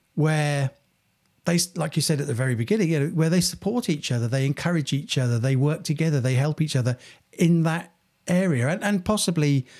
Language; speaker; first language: English; native; English